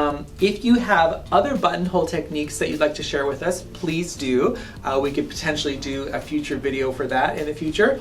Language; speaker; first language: English; native; English